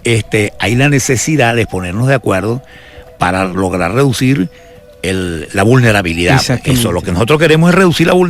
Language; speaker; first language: Spanish; native; Spanish